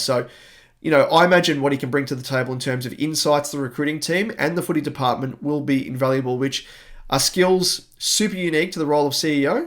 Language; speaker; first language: English; native; English